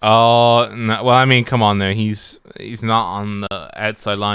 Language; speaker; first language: English; native; English